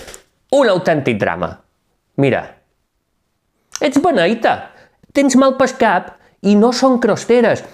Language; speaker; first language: Catalan; native; Catalan